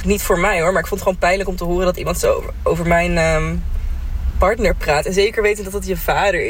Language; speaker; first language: Dutch; native; Dutch